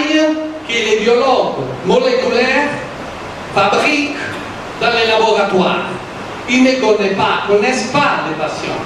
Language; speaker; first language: French; non-native, fluent; Italian